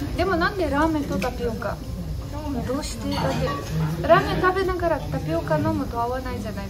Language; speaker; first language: Japanese; non-native, fluent; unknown